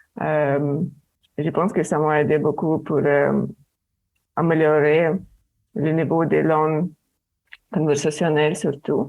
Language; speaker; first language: French; non-native, fluent; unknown